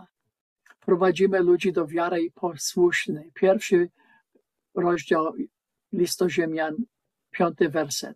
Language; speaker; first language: Polish; non-native, learner; English